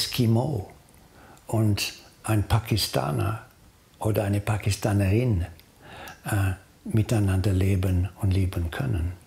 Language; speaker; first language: German; non-native, fluent; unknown